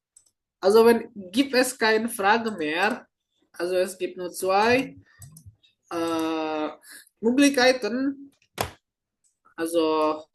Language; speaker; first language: German; non-native, fluent; Indonesian